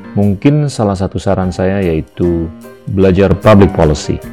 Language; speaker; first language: Indonesian; native; Indonesian